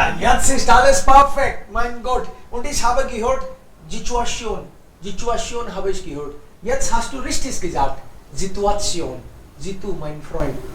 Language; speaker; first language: German; non-native, fluent; Hindi